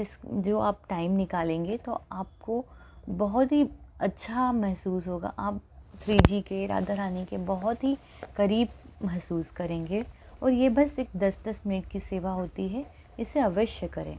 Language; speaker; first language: Hindi; native; Hindi